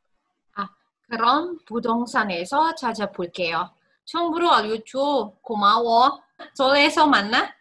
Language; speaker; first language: Korean; non-native, learner; Indonesian